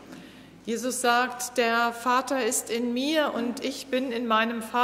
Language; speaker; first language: German; native; German